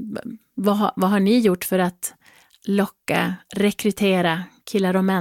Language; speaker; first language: Swedish; native; Swedish